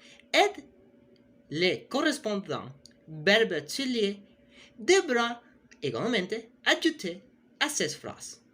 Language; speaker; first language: French; non-native, learner; Spanish